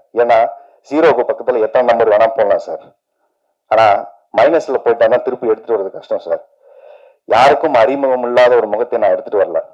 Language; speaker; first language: Tamil; native; Tamil